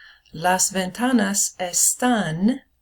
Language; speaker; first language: Spanish; non-native, fluent; English